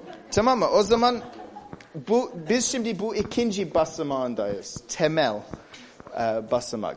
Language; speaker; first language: Turkish; non-native, fluent; English